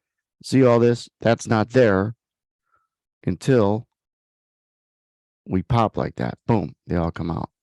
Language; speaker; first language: English; native; English